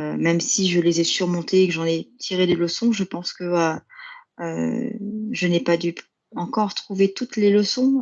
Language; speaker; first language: French; native; French